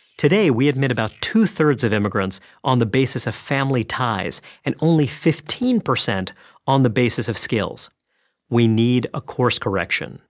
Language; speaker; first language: English; early bilingual, other home language; Bangla